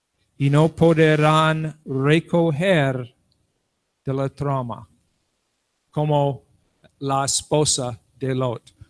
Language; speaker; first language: Spanish; non-native, learner; English